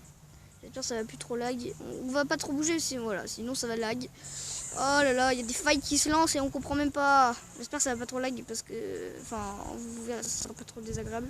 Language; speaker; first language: French; native; French